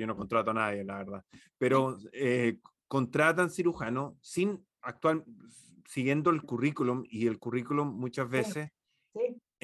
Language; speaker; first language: Spanish; native; Spanish